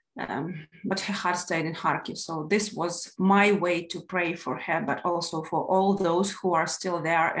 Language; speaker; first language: English; non-native, fluent; Ukrainian